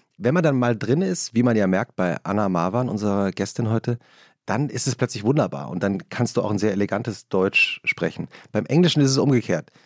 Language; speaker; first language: German; native; German